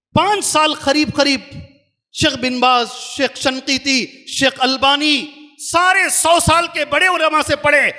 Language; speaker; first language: Hindi; non-native, local second language; Urdu